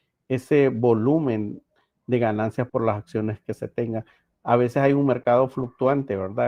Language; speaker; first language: Spanish; native; Spanish